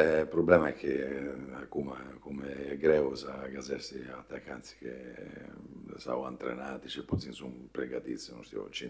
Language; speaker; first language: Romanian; non-native, fluent; Italian